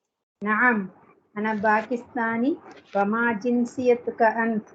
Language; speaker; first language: Arabic; non-native, learner; Tamil